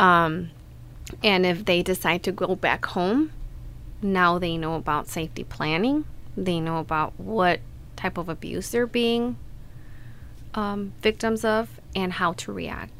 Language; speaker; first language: English; non-native, fluent; Spanish